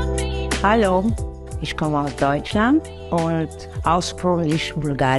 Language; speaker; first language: German; non-native, learner; Bulgarian